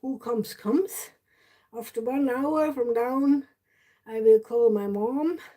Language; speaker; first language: English; non-native, learner; German